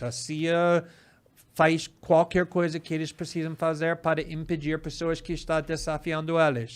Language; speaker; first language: Portuguese; non-native, fluent; English